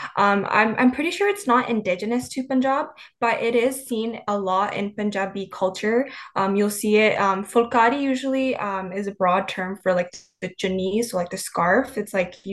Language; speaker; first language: English; native; English